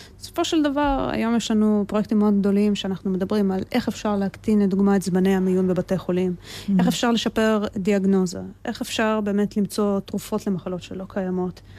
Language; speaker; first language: Hebrew; early bilingual, other home language; Russian